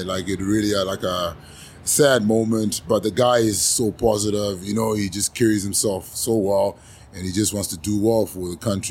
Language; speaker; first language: English; non-native, local second language; Shona